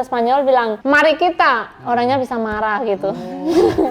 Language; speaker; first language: Indonesian; non-native, fluent; Spanish